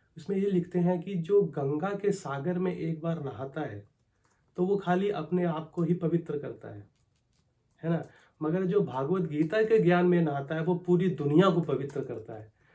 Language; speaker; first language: Hindi; native; Hindi